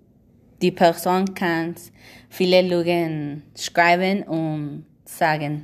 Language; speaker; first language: German; non-native, learner; Spanish